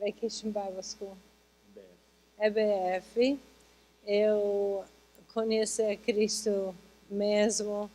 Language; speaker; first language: Portuguese; non-native, fluent; English